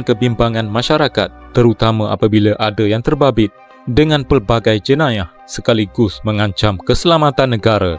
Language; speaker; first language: Malay; native; Malay